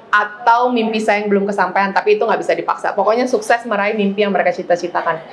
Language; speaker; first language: Indonesian; native; Indonesian